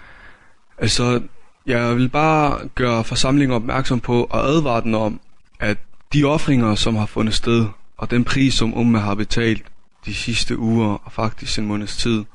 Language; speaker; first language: Danish; native; Danish